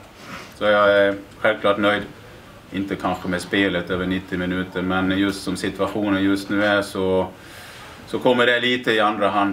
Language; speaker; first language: Swedish; native; Swedish